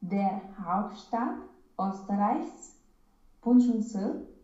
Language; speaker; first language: German; non-native, learner; Romanian